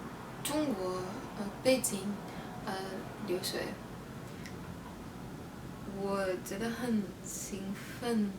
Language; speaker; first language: Chinese; non-native, learner; English